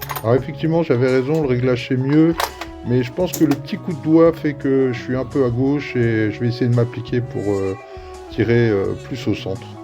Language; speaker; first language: French; native; French